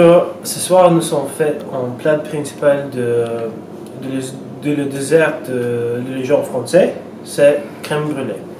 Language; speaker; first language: French; non-native, learner; Latvian